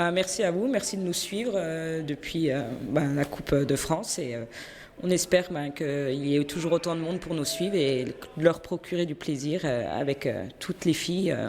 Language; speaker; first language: French; native; French